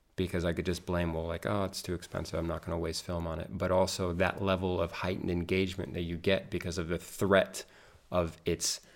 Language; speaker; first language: English; native; English